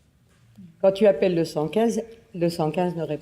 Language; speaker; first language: French; native; French